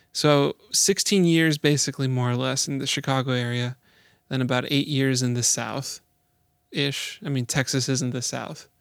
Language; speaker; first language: English; native; English